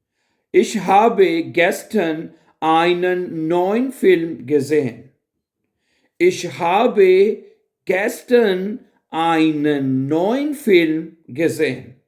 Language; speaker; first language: German; non-native, fluent; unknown